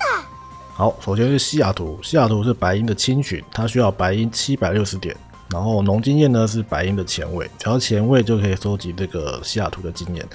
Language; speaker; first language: Chinese; native; Chinese